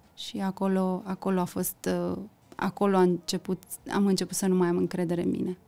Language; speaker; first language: Romanian; early bilingual, heritage; Romanian